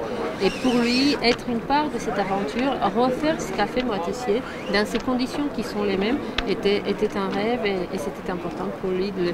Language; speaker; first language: French; native; French